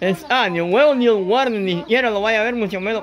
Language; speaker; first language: Spanish; native; Spanish